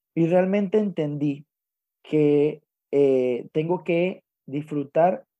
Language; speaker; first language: Spanish; native; Spanish